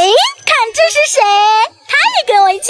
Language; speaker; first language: Chinese; native; Chinese